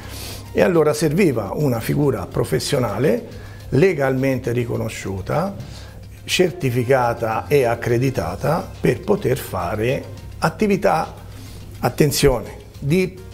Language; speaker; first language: Italian; native; Italian